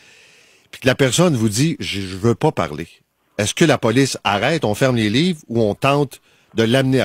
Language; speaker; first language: French; native; French